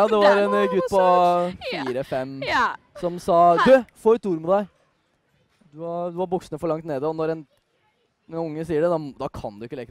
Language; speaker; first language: Norwegian; native; Norwegian